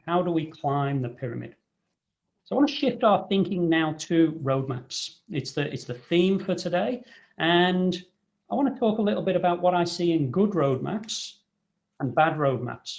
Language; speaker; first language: English; native; English